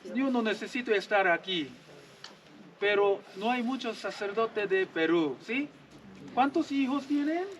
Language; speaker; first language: Spanish; non-native, learner; Korean